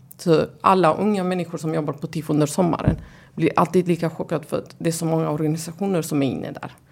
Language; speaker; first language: Swedish; early bilingual, other home language; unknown